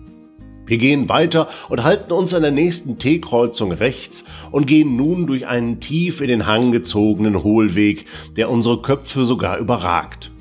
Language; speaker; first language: German; native; German